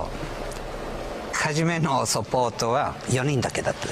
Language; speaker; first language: Japanese; early bilingual, heritage; Spanish